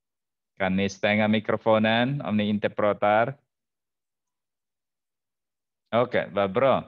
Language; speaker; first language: Swedish; non-native, fluent; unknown